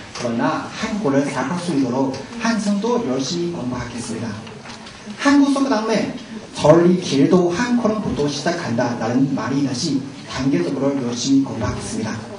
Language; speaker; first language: Korean; non-native, learner; Chinese